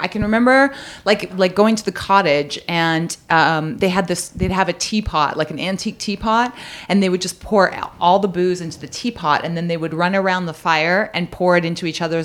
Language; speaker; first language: English; native; English